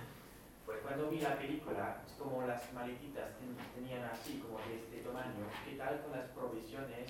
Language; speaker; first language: Spanish; non-native, fluent; English